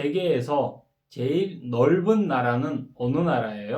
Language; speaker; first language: Korean; non-native, fluent; Kyrgyz